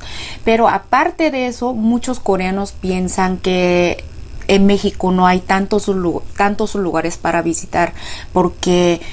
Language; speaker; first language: Spanish; non-native, fluent; Korean